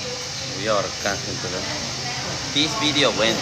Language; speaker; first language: English; non-native, learner; Thai